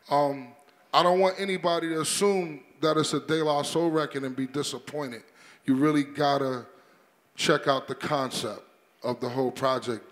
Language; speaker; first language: English; native; English